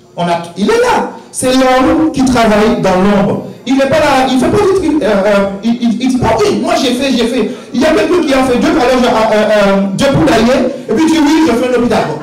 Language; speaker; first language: French; native; French